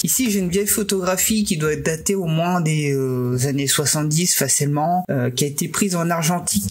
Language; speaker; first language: French; native; French